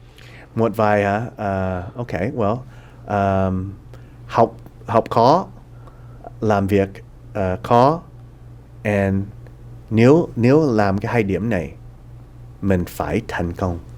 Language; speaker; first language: Vietnamese; early bilingual, heritage; Vietnamese